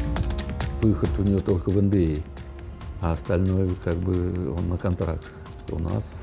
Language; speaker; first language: Russian; native; Russian